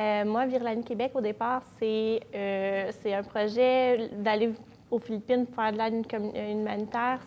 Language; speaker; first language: French; native; French